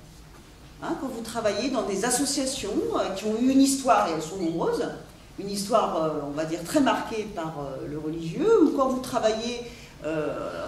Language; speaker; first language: French; native; French